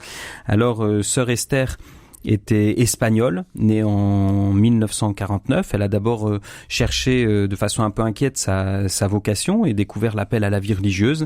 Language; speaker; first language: French; native; French